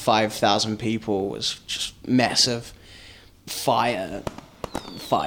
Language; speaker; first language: English; native; English